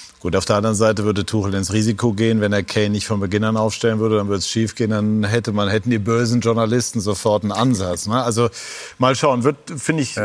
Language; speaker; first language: German; native; German